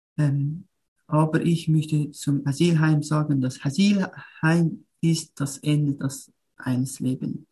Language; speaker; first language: German; non-native, learner; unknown